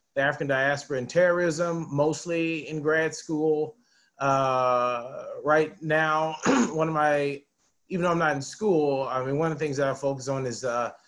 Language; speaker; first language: English; native; English